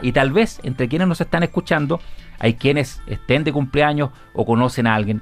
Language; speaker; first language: Spanish; native; Spanish